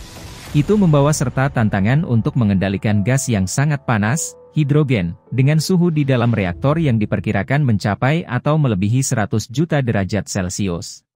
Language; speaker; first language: Indonesian; native; Indonesian